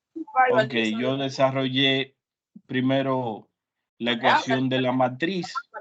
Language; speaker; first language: Spanish; native; Spanish